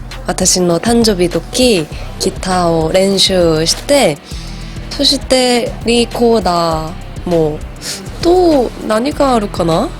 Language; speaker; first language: Japanese; non-native, learner; Korean